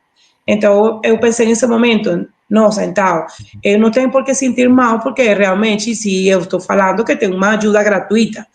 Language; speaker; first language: Portuguese; non-native, learner; Spanish